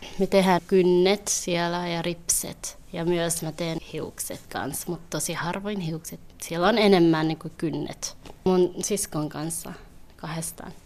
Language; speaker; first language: Finnish; early bilingual, other home language; Vietnamese